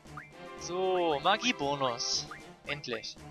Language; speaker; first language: German; native; German